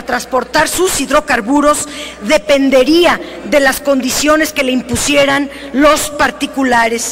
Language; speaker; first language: Spanish; native; Spanish